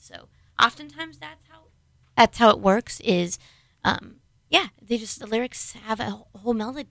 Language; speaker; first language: English; native; English